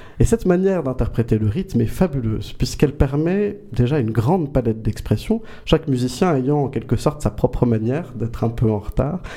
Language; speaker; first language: French; native; French